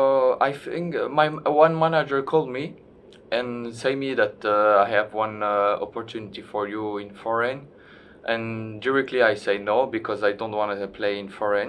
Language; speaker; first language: English; non-native, learner; French